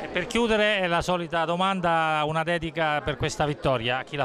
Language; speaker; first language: Italian; native; Italian